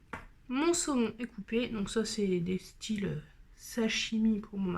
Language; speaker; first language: French; native; French